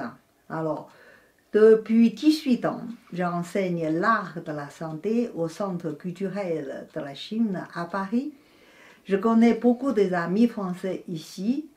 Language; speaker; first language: French; non-native, fluent; Chinese